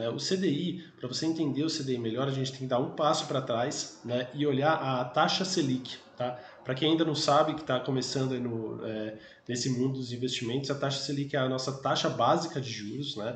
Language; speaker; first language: Portuguese; native; Portuguese